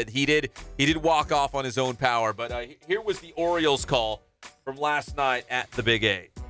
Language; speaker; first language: English; native; English